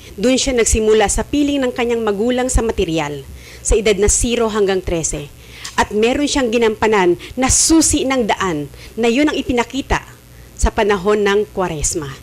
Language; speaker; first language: Filipino; native; Filipino